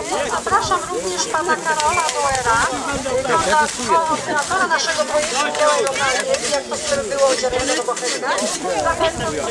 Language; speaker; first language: Polish; native; Polish